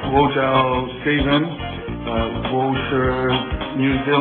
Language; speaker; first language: Chinese; non-native, learner; English